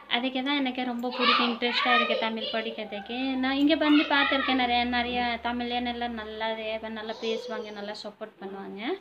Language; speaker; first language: Tamil; non-native, fluent; Odia